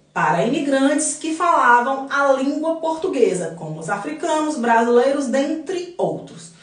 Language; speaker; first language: Portuguese; native; Portuguese